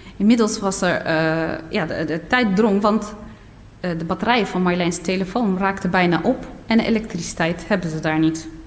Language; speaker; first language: Dutch; early bilingual, other home language; Riffian